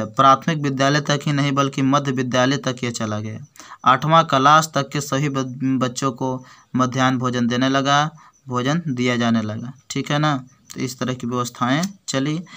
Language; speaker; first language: Hindi; native; Hindi